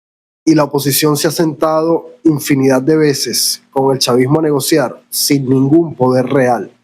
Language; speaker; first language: Spanish; native; Spanish